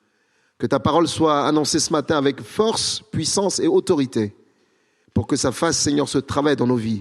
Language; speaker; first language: French; native; French